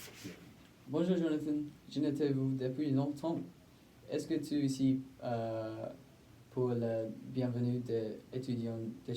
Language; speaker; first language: French; non-native, learner; English